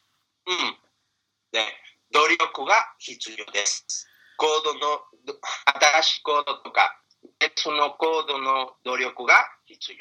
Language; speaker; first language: Japanese; non-native, fluent; Spanish